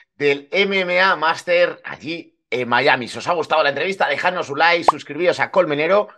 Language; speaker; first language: Spanish; native; Spanish